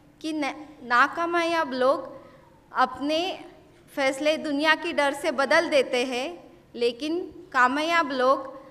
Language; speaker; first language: Hindi; non-native, local second language; Marathi